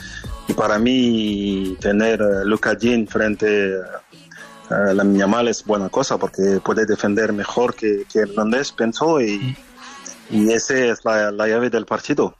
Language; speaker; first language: Spanish; non-native, fluent; French